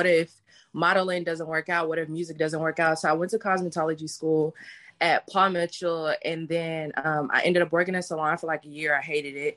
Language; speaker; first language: English; native; English